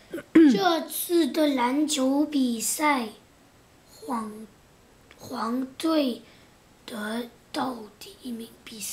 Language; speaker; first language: Chinese; early bilingual, heritage; English